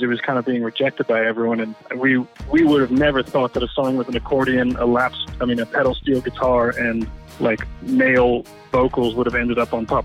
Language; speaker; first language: English; native; English